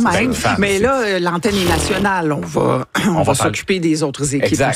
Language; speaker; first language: French; native; French